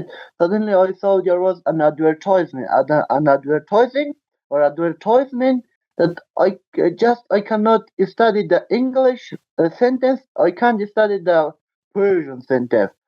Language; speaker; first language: English; non-native, learner; Persian